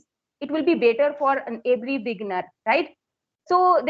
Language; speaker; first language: English; non-native, local second language; Hindi